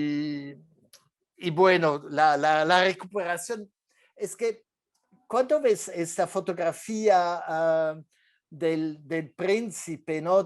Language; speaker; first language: Spanish; non-native, fluent; French